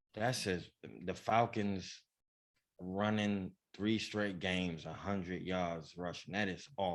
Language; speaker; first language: English; native; English